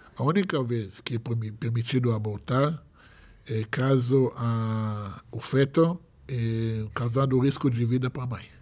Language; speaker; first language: Portuguese; non-native, fluent; Hebrew